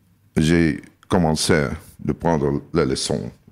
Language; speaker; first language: French; non-native, learner; Russian